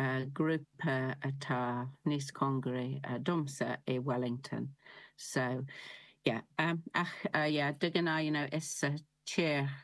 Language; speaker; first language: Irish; non-native, learner; English